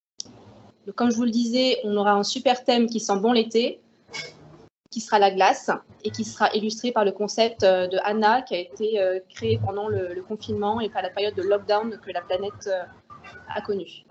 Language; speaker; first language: French; native; French